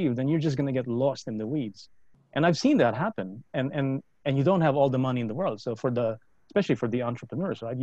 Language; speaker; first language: English; non-native, local second language; Filipino